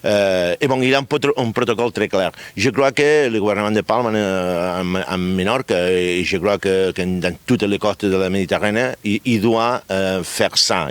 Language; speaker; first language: French; non-native, fluent; Catalan